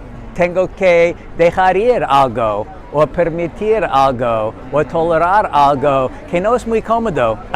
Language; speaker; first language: Spanish; non-native, learner; English